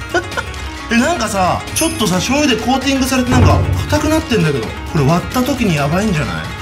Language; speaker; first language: Japanese; native; Japanese